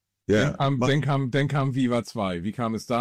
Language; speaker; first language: German; native; German